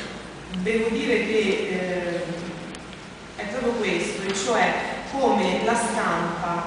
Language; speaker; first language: Italian; native; Italian